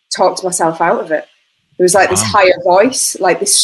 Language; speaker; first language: English; native; English